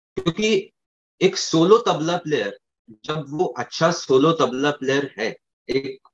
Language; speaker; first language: Hindi; native; Hindi